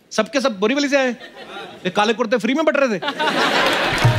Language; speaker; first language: Hindi; native; Hindi